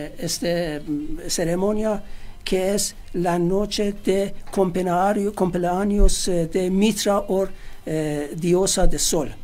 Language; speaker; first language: Spanish; non-native, fluent; Persian